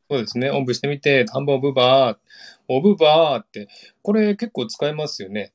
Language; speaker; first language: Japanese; non-native, fluent; Korean